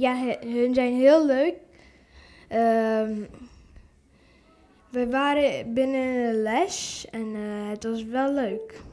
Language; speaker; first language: Dutch; early bilingual, other home language; English